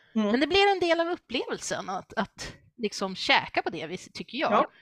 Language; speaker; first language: Swedish; early bilingual, other home language; English